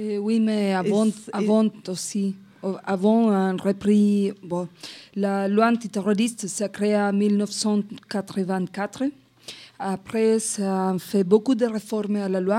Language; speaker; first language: French; non-native, fluent; Spanish